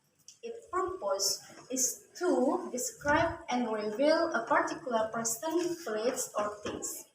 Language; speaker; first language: English; non-native, learner; Indonesian